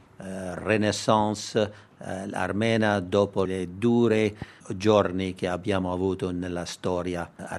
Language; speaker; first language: Italian; non-native, learner; Armenian